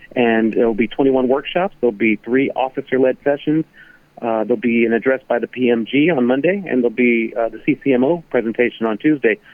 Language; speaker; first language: English; native; English